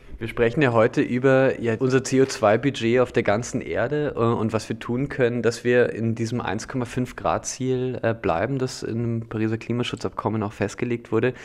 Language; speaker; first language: German; native; German